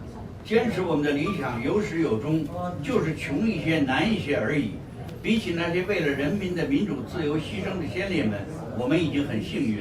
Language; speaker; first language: Chinese; native; Chinese